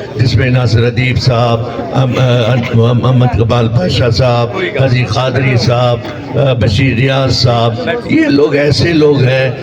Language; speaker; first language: Urdu; non-native, local second language; Sindhi